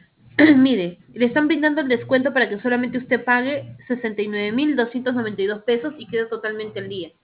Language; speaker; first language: Spanish; native; Spanish